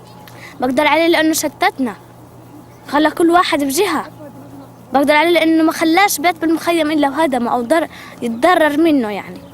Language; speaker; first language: Arabic; native; Arabic